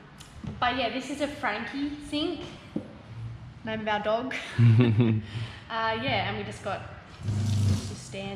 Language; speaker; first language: English; native; English